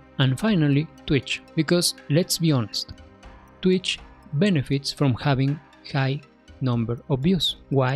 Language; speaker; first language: English; non-native, fluent; Spanish